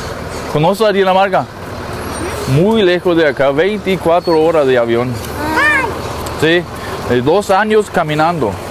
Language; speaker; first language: Spanish; non-native, learner; Danish